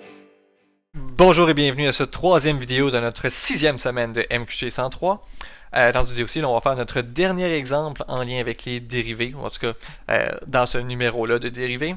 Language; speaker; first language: French; native; French